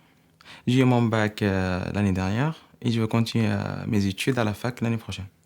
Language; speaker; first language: French; non-native, learner; Arabic